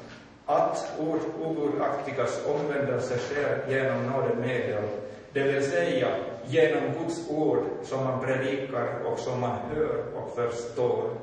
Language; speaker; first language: Swedish; non-native, local second language; Finnish